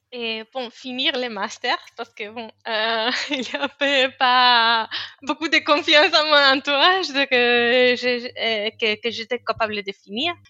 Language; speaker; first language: French; non-native, fluent; Spanish